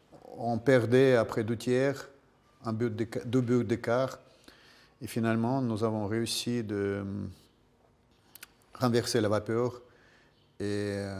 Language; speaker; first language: French; non-native, fluent; Russian